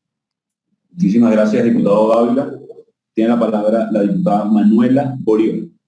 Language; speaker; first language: Spanish; native; Spanish